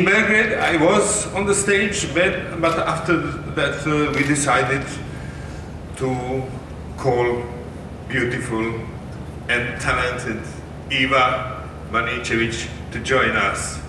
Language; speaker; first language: English; non-native, learner; Serbian